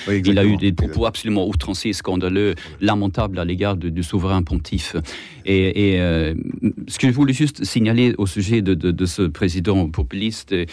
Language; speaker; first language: French; non-native, fluent; Swedish